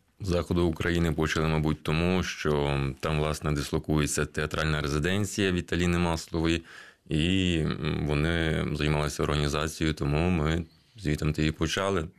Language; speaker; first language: Ukrainian; native; Ukrainian